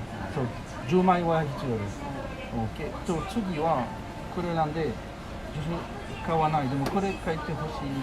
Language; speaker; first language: Japanese; non-native, learner; French